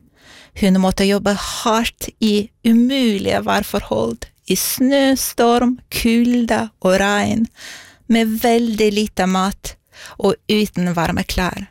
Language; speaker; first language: Norwegian; non-native, fluent; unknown